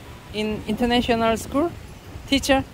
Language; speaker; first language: English; non-native, learner; Korean